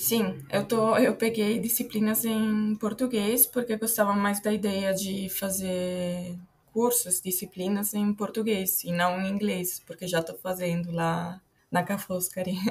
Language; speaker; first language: Portuguese; non-native, fluent; Italian